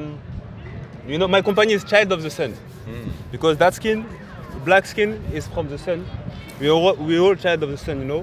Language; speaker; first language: English; non-native, learner; French